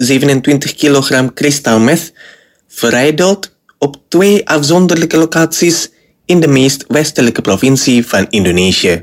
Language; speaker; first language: Dutch; non-native, fluent; Indonesian